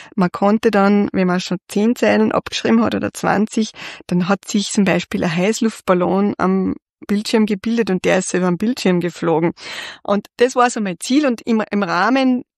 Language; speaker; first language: German; native; German